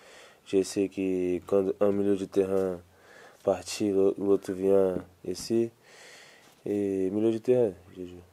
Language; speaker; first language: French; non-native, learner; Portuguese